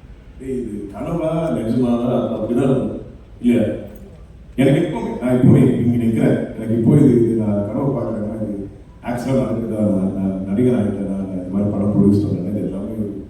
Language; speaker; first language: Tamil; non-native, fluent; Malayalam